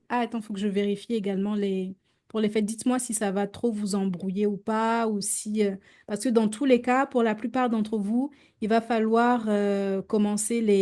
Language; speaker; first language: French; native; French